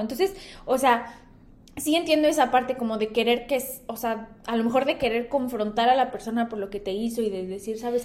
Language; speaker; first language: Spanish; native; Spanish